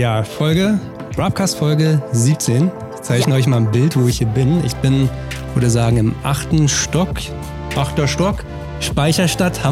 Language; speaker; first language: German; native; German